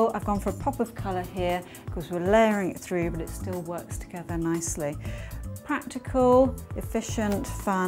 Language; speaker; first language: English; native; English